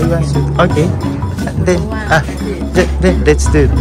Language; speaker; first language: English; non-native, learner; Japanese